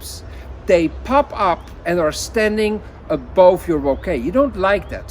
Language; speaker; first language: English; non-native, fluent; Dutch